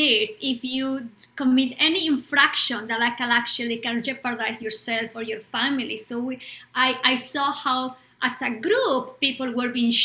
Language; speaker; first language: English; non-native, fluent; Spanish